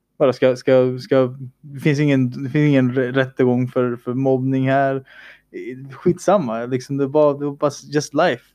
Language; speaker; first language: Swedish; early bilingual, other home language; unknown